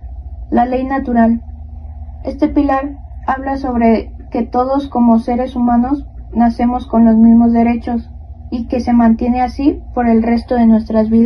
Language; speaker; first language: Spanish; native; Spanish